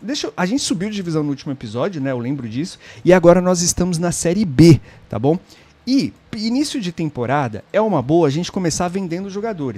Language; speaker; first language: Portuguese; native; Portuguese